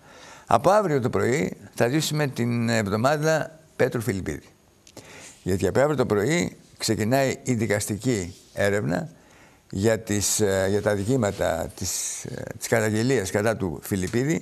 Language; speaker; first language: Greek; native; Greek